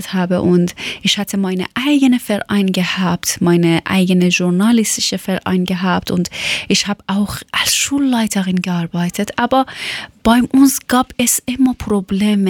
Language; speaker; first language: German; non-native, fluent; Persian